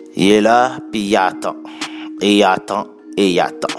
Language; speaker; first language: French; native; French